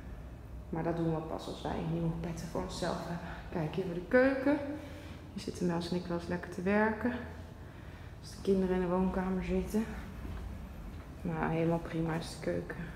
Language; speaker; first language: Dutch; native; Dutch